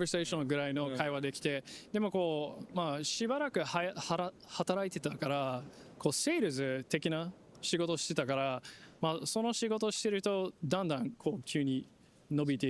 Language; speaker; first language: Japanese; non-native, fluent; English